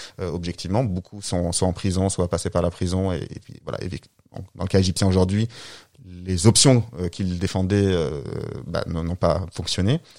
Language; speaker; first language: French; non-native, fluent; Arabic